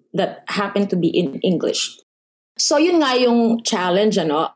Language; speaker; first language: Filipino; early bilingual, other home language; Waray